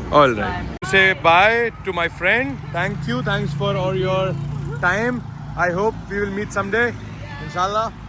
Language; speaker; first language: English; non-native, local second language; Hindi